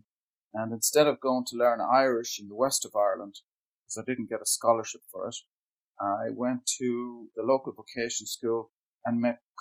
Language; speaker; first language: English; native; English